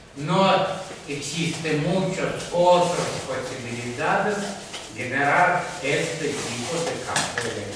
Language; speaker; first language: Spanish; non-native, fluent; Russian